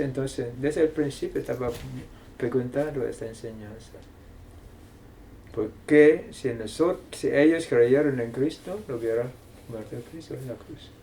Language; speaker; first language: Spanish; non-native, fluent; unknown